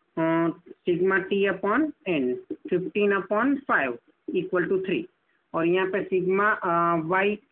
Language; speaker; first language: Hindi; non-native, local second language; Gujarati